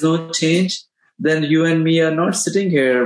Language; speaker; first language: English; non-native, local second language; Urdu